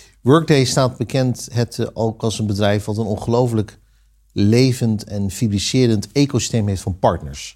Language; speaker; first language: Dutch; native; Dutch